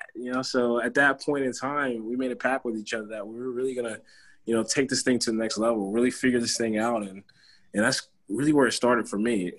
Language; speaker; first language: English; native; English